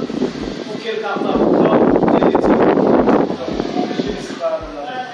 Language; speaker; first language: French; non-native, local second language; Haitian Creole